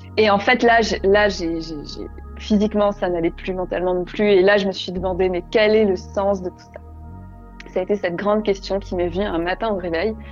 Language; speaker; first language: French; native; French